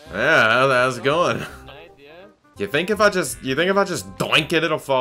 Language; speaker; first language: English; native; English